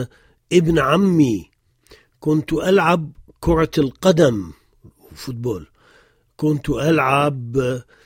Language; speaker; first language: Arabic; non-native, fluent; French